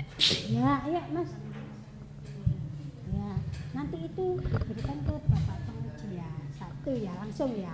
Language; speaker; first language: Indonesian; native; Indonesian